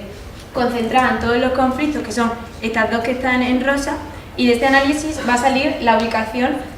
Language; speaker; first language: Spanish; native; Spanish